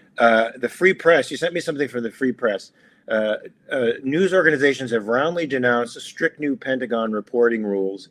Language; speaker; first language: English; native; English